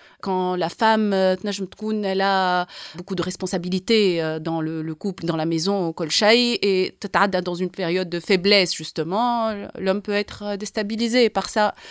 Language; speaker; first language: French; non-native, local second language; Arabic